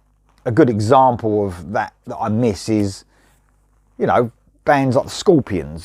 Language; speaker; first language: English; native; English